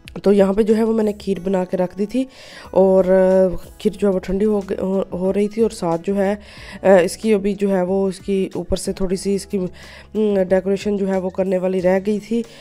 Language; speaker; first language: Urdu; non-native, local second language; Punjabi